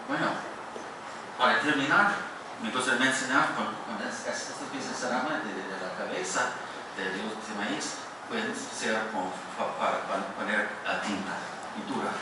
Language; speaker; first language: Spanish; non-native, fluent; English